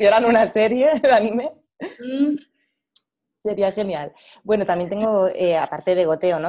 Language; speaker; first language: Spanish; native; Spanish